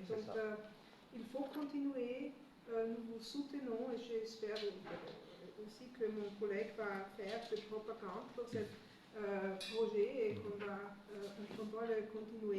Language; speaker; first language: French; non-native, fluent; German